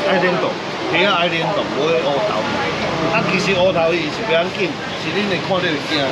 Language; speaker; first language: Chinese; native; Chinese